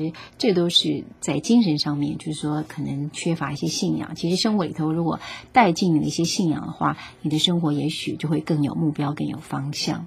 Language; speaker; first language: Chinese; native; Chinese